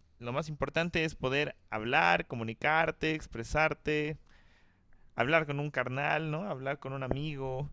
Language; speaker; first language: Spanish; native; Spanish